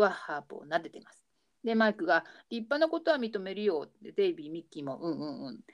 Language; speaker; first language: Japanese; native; Japanese